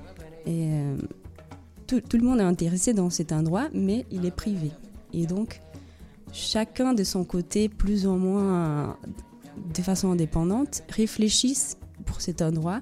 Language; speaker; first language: French; non-native, fluent; Portuguese